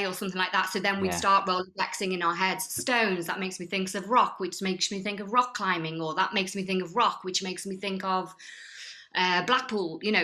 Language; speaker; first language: English; native; English